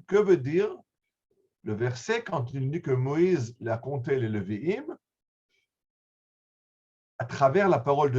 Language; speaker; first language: French; native; French